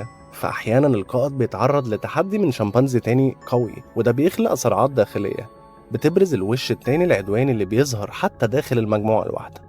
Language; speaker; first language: Arabic; native; Arabic